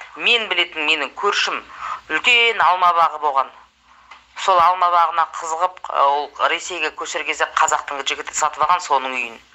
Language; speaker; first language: Kazakh; native; Kazakh